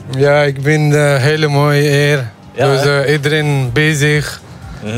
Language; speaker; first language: Dutch; non-native, learner; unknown